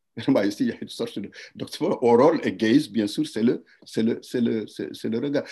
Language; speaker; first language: French; non-native, local second language; Wolof